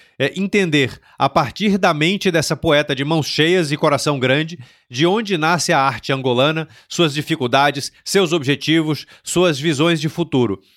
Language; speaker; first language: Portuguese; native; Portuguese